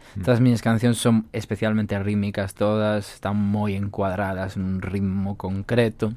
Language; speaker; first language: Galician; non-native, local second language; Spanish